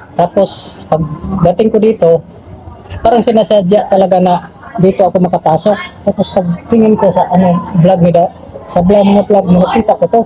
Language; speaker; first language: Filipino; non-native, local second language; Surigaonon